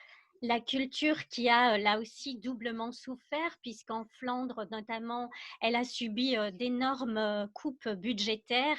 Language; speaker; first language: French; native; French